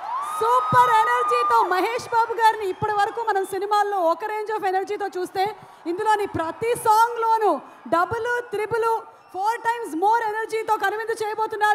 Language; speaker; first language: Telugu; native; Telugu